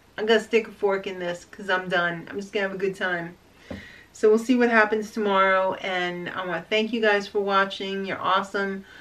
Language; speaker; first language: English; native; English